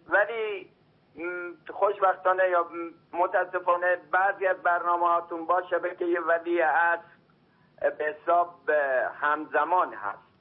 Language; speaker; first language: Persian; native; Persian